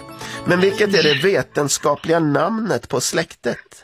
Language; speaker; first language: Swedish; native; Swedish